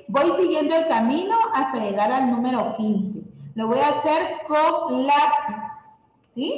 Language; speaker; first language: Spanish; native; Spanish